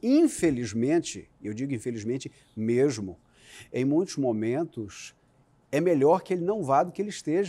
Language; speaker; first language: Portuguese; native; Portuguese